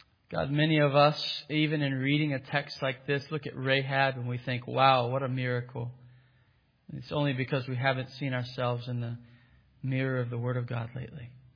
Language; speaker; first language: English; native; English